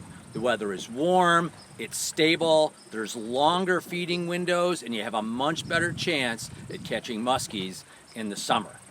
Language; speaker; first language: English; native; English